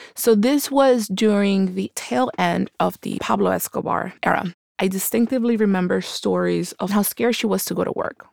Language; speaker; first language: English; early bilingual, other home language; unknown